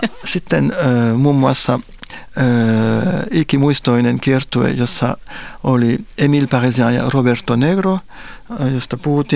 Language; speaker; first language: Finnish; non-native, fluent; French